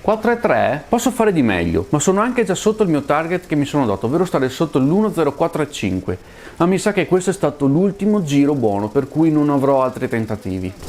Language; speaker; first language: Italian; native; Italian